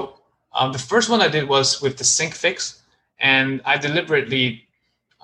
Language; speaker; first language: English; non-native, local second language; Cantonese